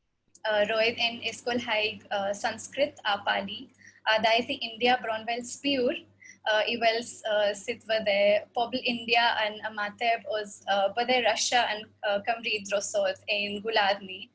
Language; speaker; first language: Welsh; non-native, fluent; Hindi